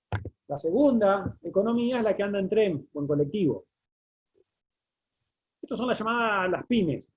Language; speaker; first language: Spanish; native; Spanish